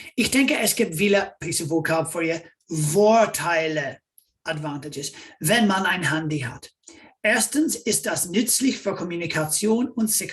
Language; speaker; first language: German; non-native, fluent; English